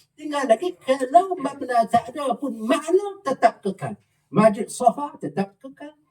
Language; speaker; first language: Malay; native; Malay